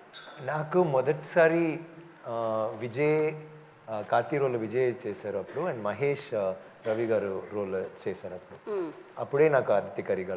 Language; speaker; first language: Telugu; non-native, local second language; Tamil